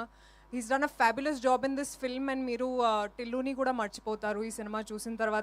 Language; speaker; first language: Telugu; non-native, fluent; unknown